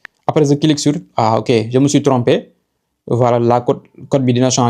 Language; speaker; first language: French; non-native, local second language; Wolof